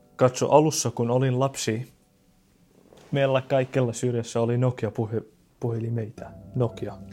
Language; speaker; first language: Finnish; non-native, fluent; Arabic